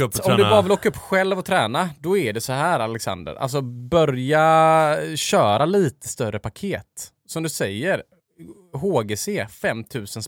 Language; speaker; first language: Swedish; native; Swedish